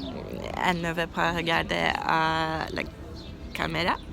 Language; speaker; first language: French; non-native, learner; Turkish